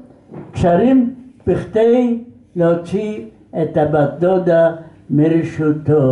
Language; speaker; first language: Hebrew; non-native, fluent; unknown